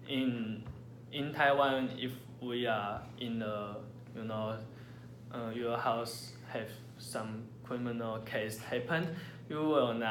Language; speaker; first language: English; non-native, learner; Chinese